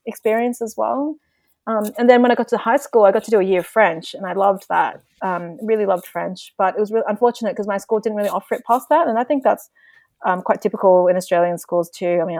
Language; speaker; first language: English; non-native, local second language; Vietnamese